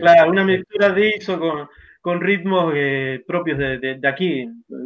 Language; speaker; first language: Portuguese; non-native, learner; Spanish